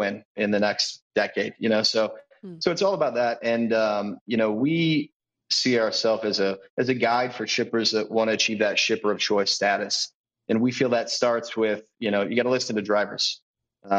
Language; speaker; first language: English; native; English